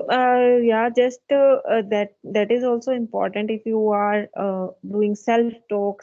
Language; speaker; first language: English; non-native, fluent; Hindi